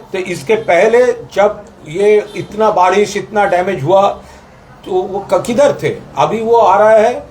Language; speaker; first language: Hindi; non-native, local second language; Bangla